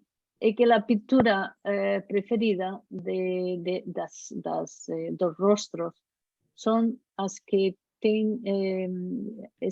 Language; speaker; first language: Portuguese; non-native, fluent; Spanish